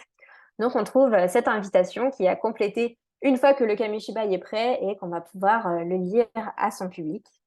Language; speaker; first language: French; native; French